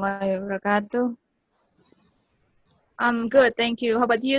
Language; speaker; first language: English; non-native, learner; Indonesian